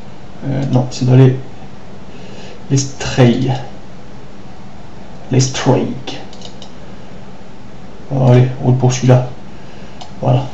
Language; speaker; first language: French; native; French